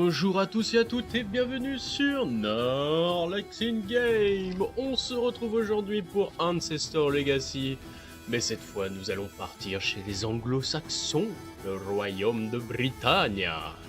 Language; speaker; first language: French; native; French